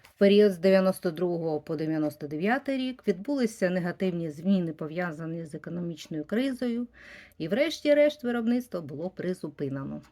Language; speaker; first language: Ukrainian; native; Ukrainian